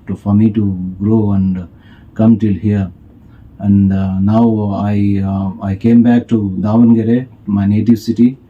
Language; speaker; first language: English; non-native, local second language; Kannada